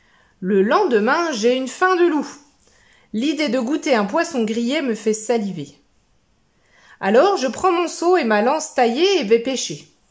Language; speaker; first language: French; native; French